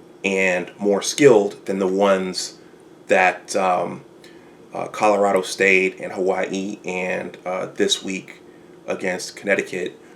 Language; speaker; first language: English; native; English